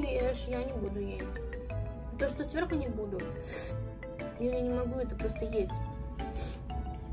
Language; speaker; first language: Russian; native; Russian